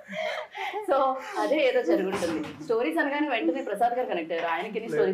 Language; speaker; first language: Telugu; native; Telugu